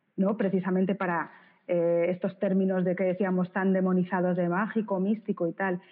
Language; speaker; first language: Spanish; native; Spanish